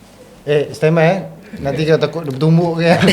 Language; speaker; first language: Malay; native; Malay